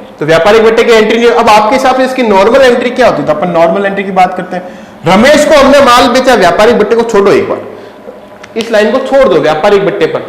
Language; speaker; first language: Hindi; native; Hindi